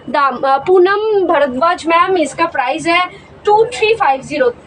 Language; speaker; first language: Hindi; non-native, local second language; Bangla